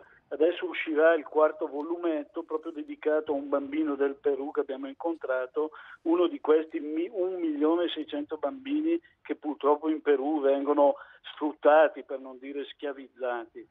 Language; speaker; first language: Italian; native; Italian